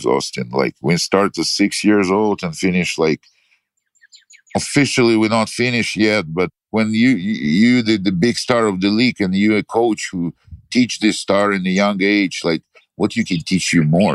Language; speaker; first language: English; non-native, learner; Ukrainian